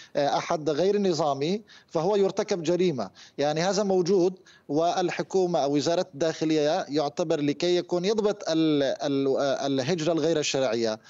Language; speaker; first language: Arabic; non-native, fluent; Turkish